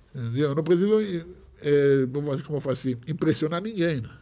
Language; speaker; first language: Portuguese; non-native, fluent; Hebrew